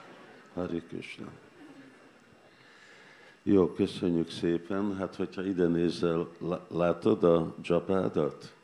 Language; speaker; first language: Hungarian; non-native, learner; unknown